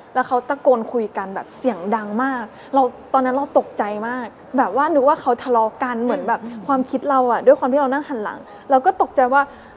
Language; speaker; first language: Thai; native; Thai